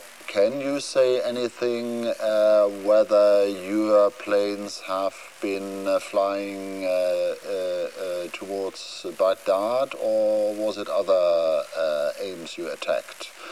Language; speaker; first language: English; non-native, fluent; German